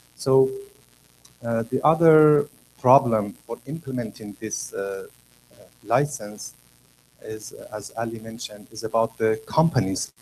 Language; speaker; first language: English; non-native, learner; Persian